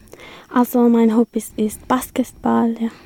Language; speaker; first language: German; non-native, learner; Kurdish